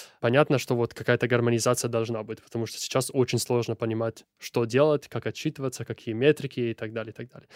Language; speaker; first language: Russian; non-native, fluent; Italian